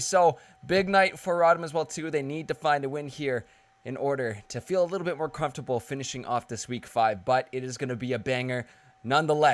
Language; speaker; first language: English; native; English